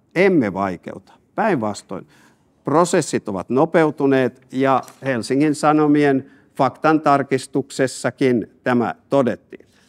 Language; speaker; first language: Finnish; native; Finnish